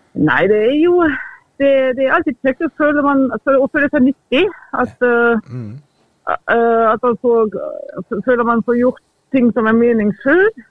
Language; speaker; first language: Norwegian; non-native, fluent; German